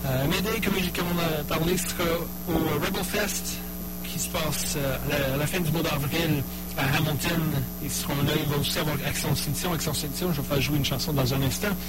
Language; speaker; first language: French; native; French